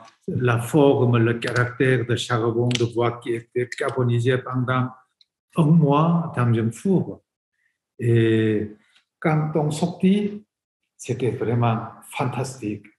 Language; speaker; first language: French; non-native, fluent; Korean